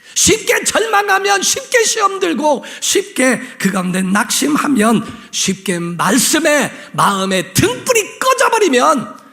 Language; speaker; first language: Korean; native; Korean